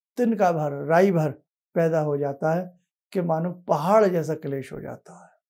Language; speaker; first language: Hindi; native; Hindi